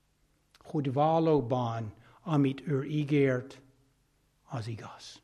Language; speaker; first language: Hungarian; non-native, fluent; English